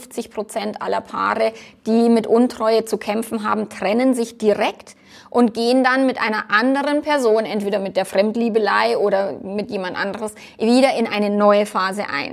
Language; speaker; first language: German; native; German